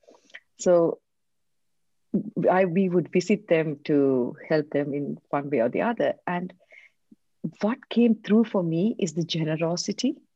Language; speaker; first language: English; non-native, local second language; Tamil